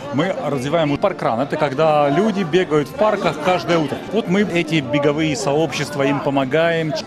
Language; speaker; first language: Russian; native; Russian